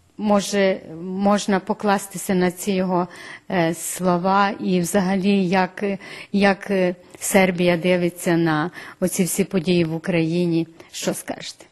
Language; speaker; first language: Ukrainian; early bilingual, heritage; Ukrainian